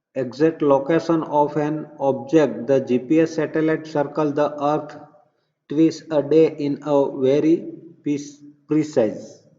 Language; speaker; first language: English; non-native, local second language; Gujarati